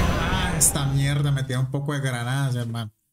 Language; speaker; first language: Spanish; native; Spanish